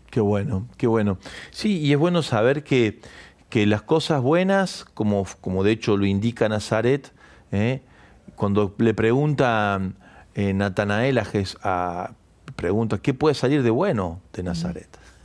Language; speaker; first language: Spanish; native; Spanish